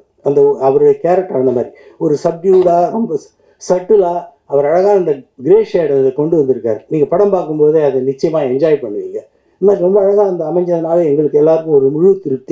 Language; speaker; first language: Tamil; native; Tamil